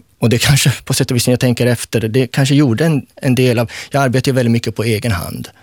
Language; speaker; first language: Swedish; native; Swedish